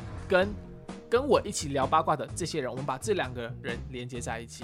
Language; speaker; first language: Chinese; early bilingual, heritage; Chinese